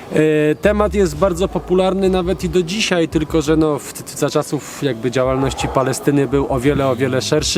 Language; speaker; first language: Polish; native; Polish